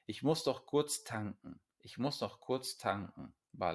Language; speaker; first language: German; non-native, fluent; English